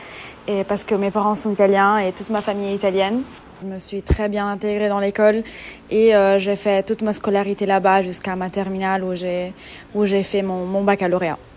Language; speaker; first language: French; non-native, fluent; Italian